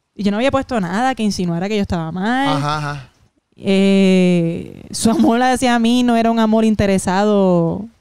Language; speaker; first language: Spanish; native; Spanish